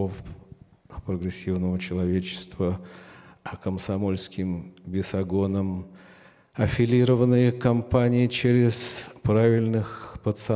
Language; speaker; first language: Russian; native; Russian